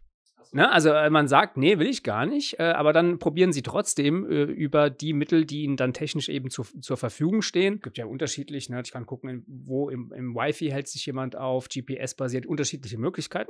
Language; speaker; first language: German; native; German